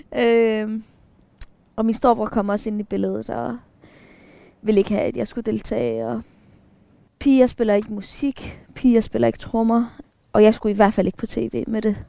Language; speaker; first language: Danish; early bilingual, other home language; Arabic